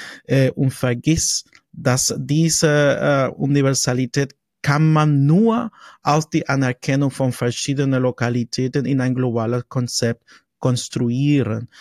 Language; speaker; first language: German; non-native, fluent; Spanish